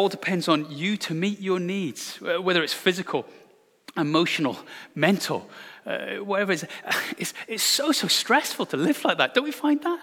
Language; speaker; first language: English; native; English